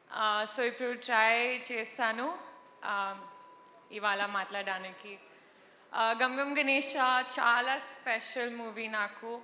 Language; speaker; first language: Telugu; non-native, learner; Hindi